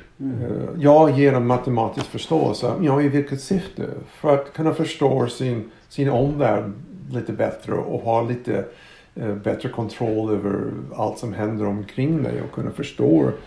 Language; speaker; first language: Swedish; non-native, fluent; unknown